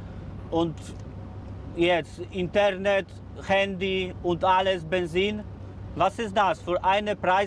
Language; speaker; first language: German; non-native, learner; Polish